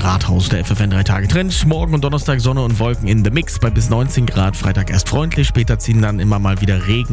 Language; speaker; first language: German; native; German